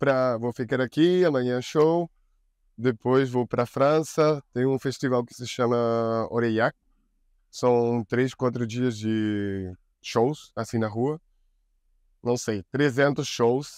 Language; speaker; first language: Portuguese; non-native, learner; Spanish